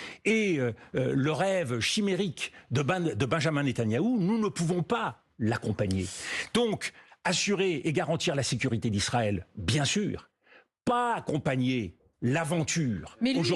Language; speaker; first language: French; native; French